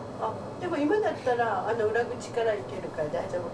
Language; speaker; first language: Japanese; native; Japanese